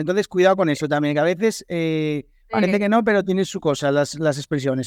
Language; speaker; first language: Spanish; native; Spanish